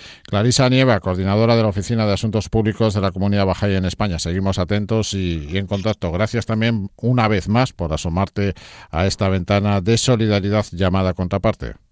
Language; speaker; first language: Spanish; native; Spanish